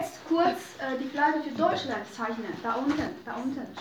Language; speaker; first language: German; non-native, fluent; Chinese